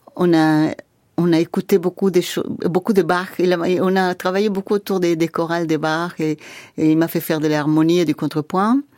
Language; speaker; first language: French; non-native, fluent; Spanish